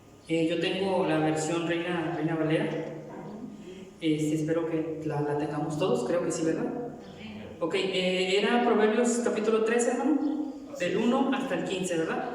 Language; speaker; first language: Spanish; native; Spanish